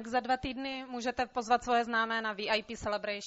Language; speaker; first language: Czech; native; Czech